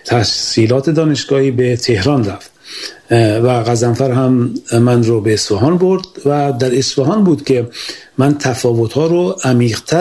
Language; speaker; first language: Persian; native; Persian